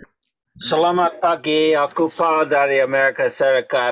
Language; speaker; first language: Indonesian; non-native, learner; English